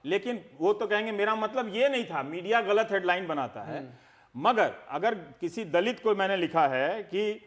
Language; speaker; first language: Hindi; native; Hindi